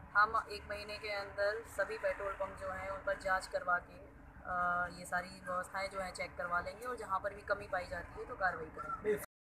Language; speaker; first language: Hindi; native; Hindi